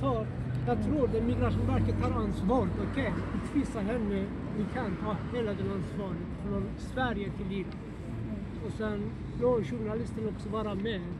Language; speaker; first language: Swedish; non-native, learner; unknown